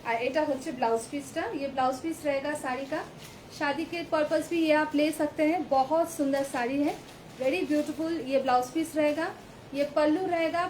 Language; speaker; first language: Hindi; non-native, local second language; Bangla